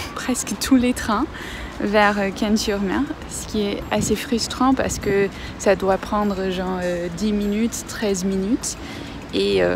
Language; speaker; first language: French; non-native, fluent; English